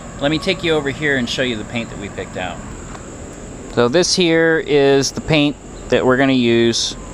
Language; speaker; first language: English; native; English